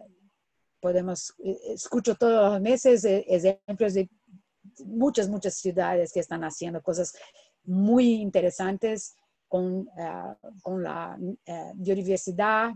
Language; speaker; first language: Spanish; non-native, fluent; Portuguese